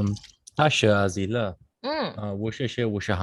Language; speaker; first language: Chinese; non-native, learner; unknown